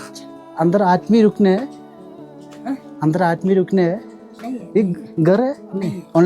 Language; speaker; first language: Hindi; non-native, local second language; Malayalam